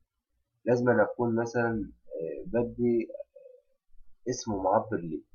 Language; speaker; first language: Arabic; native; Arabic